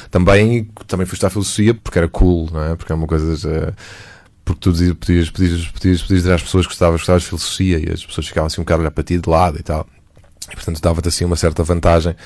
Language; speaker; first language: Portuguese; native; Portuguese